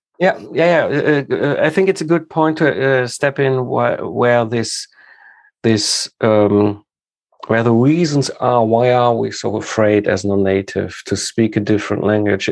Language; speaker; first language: English; non-native, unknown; German